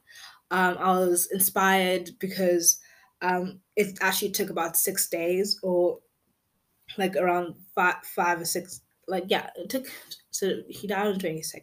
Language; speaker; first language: English; native; English